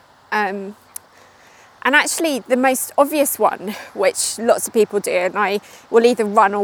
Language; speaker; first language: English; native; English